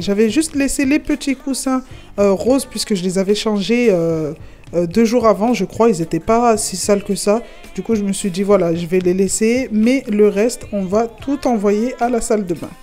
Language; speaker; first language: French; non-native, local second language; Comorian